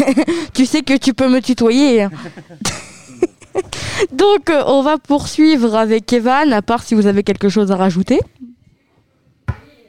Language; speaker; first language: French; native; French